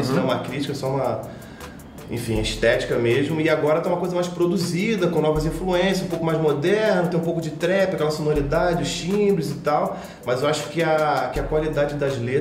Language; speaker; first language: Portuguese; native; Portuguese